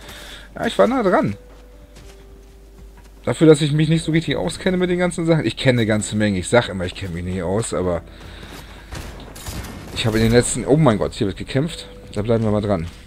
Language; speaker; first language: German; native; German